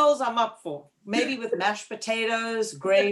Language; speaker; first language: English; native; English